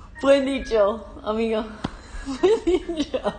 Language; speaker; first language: Spanish; non-native, learner; English